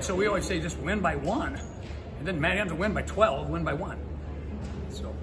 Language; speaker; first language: English; native; English